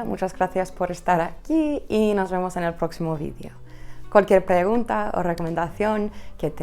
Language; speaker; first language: Spanish; non-native, fluent; English